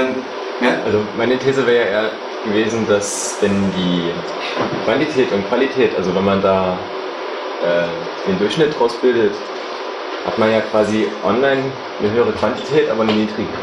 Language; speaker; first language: German; native; German